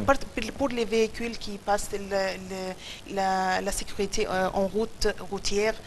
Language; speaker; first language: French; non-native, fluent; Arabic